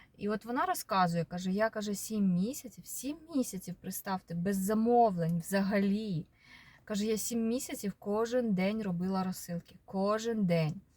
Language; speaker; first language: Ukrainian; non-native, local second language; Russian